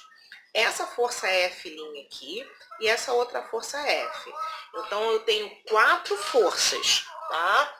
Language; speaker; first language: Portuguese; native; Portuguese